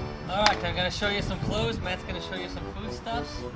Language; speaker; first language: English; native; English